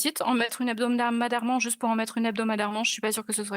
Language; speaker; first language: French; native; French